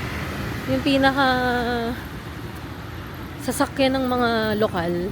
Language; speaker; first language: Filipino; native; Filipino